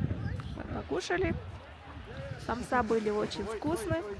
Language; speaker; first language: Russian; non-native, local second language; Kazakh